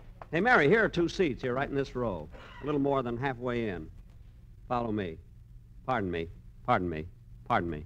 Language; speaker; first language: English; native; English